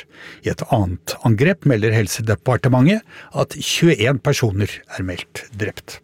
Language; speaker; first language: Norwegian; native; Norwegian